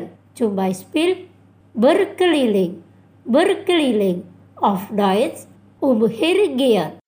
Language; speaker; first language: German; non-native, learner; Indonesian